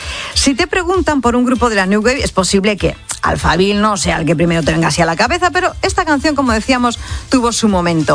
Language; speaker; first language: Spanish; native; Spanish